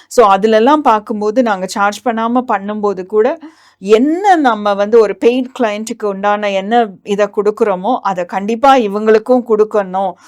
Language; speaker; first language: Tamil; native; Tamil